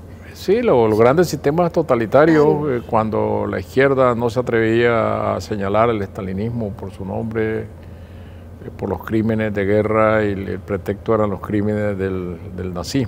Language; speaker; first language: Spanish; native; Spanish